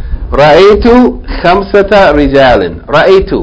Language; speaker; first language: Arabic; non-native, fluent; English